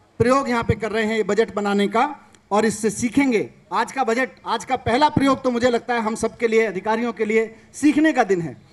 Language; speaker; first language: Hindi; native; Hindi